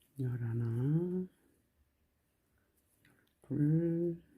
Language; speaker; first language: Korean; native; Korean